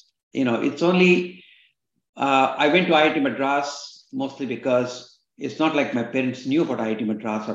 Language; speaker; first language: English; non-native, local second language; Kannada